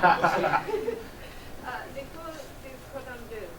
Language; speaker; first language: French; non-native, learner; English